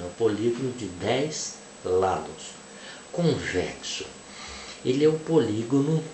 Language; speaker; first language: Portuguese; native; Portuguese